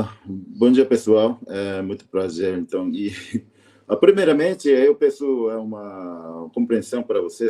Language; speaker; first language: Portuguese; non-native, learner; Korean